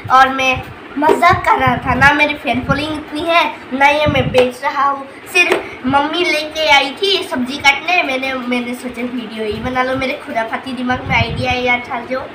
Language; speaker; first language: Hindi; non-native, local second language; Assamese